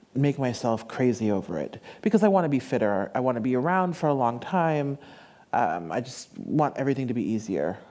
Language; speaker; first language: English; native; English